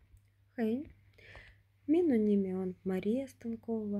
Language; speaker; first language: Finnish; non-native, learner; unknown